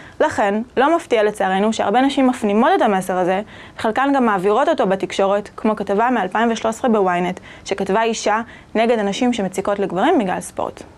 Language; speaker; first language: Hebrew; native; Hebrew